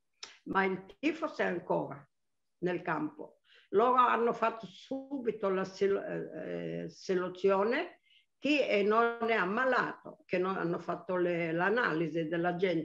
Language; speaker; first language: Italian; non-native, local second language; Arabic